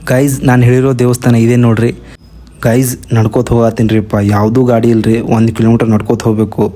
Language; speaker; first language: Kannada; native; Kannada